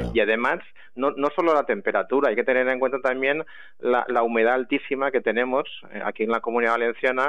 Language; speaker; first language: Spanish; native; Spanish